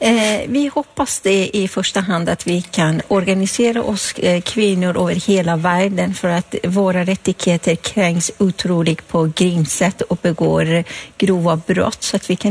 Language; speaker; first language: Swedish; non-native, fluent; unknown